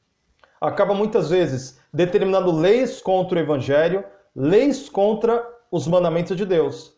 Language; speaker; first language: Portuguese; native; Portuguese